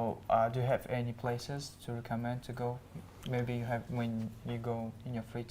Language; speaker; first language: English; non-native, learner; Uzbek